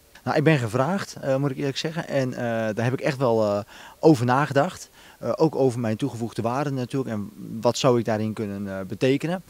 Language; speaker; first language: Dutch; native; Dutch